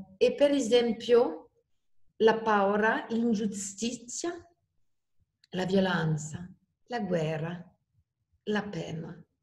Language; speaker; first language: Italian; non-native, fluent; French